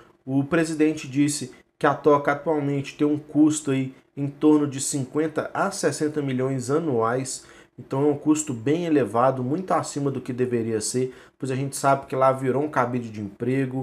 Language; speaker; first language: Portuguese; native; Portuguese